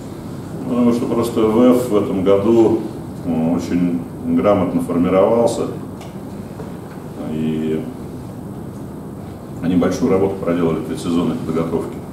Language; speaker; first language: Russian; native; Russian